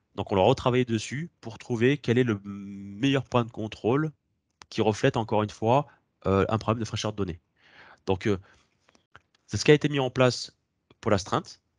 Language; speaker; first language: French; native; French